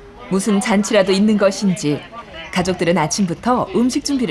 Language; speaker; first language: Korean; native; Korean